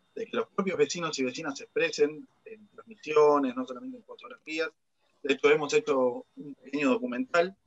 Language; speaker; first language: Spanish; native; Spanish